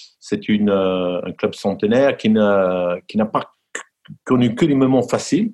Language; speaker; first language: French; non-native, fluent; English